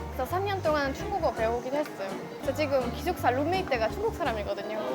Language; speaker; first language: Korean; non-native, fluent; Estonian